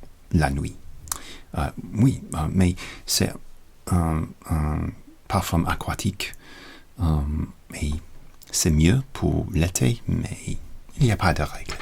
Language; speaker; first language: French; non-native, learner; English